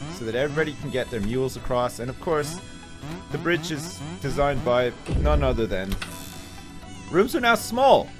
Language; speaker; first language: English; native; English